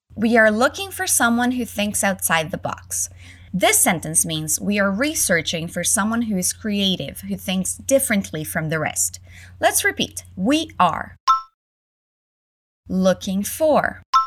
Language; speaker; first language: English; early bilingual, other home language; Portuguese